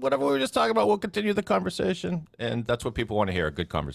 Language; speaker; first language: English; native; English